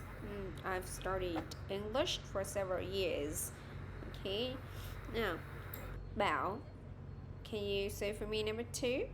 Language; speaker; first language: English; non-native, fluent; Vietnamese